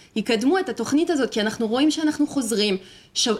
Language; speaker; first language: Hebrew; non-native, fluent; French